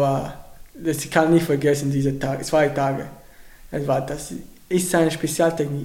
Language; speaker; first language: German; non-native, learner; Arabic